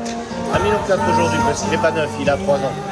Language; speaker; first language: French; native; French